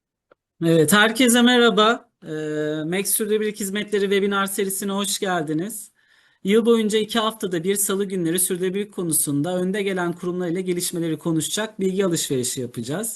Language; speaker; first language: Turkish; native; Turkish